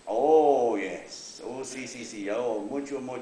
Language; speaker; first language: Spanish; non-native, learner; English